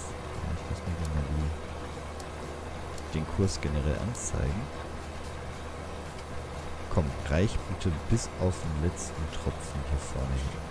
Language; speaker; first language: German; native; German